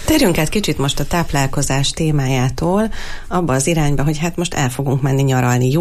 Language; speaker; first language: Hungarian; native; Hungarian